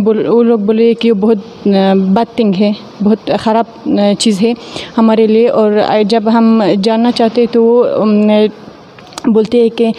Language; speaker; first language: Hindi; non-native, fluent; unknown